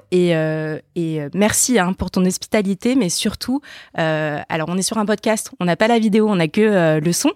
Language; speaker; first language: French; native; French